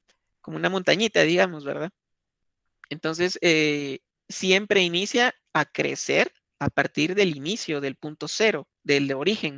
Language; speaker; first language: Spanish; native; Spanish